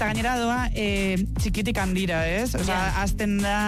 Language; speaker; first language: Basque; native; Basque